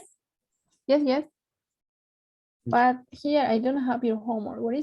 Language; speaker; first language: English; non-native, fluent; Spanish